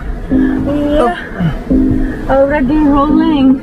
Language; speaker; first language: English; non-native, fluent; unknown